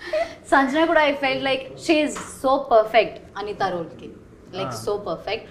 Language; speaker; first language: Telugu; non-native, fluent; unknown